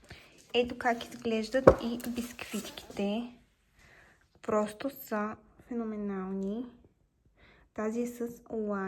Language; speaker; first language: Bulgarian; native; Bulgarian